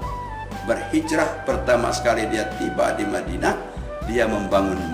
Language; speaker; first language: Indonesian; native; Indonesian